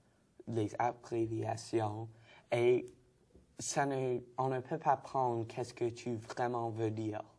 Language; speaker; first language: French; non-native, learner; English